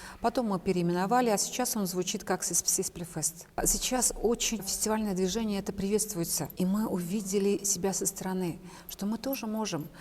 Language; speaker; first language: Russian; non-native, local second language; Chuvash